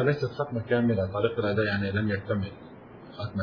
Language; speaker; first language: Arabic; native; Arabic